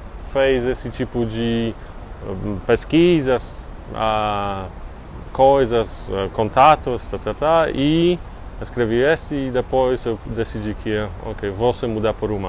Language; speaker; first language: Portuguese; non-native, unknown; Polish